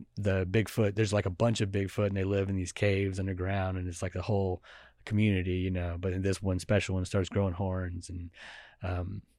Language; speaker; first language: English; native; English